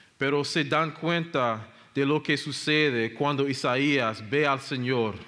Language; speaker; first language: Spanish; non-native, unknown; English